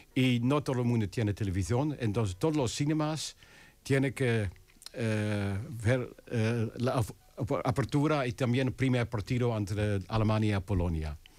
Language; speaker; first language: Spanish; non-native, learner; Dutch